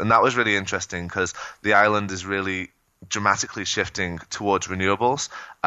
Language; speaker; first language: English; native; English